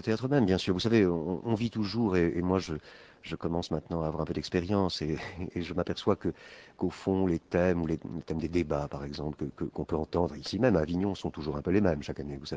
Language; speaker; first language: French; native; French